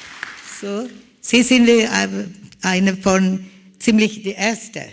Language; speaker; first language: German; non-native, learner; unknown